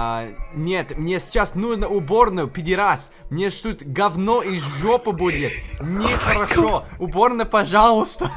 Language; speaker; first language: Russian; early bilingual, heritage; Russian